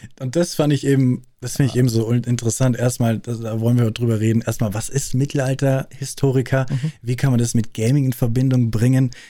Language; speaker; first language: German; native; German